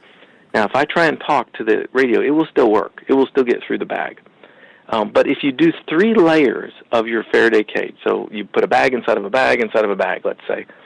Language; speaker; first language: English; native; English